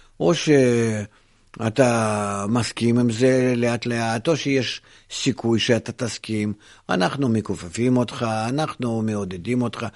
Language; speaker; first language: Hebrew; non-native, fluent; Russian